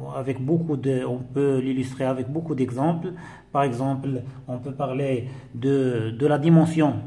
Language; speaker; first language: French; non-native, local second language; Arabic